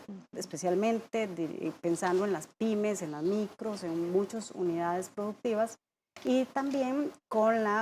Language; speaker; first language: Spanish; native; Spanish